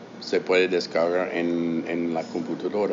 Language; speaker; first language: Spanish; non-native, fluent; English